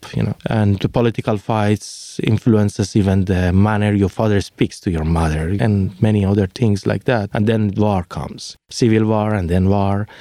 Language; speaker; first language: English; non-native, fluent; Persian